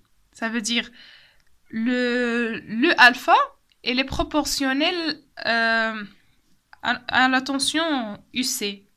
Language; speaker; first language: French; non-native, local second language; Arabic